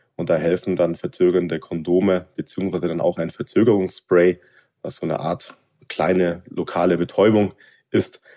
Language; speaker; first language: German; native; German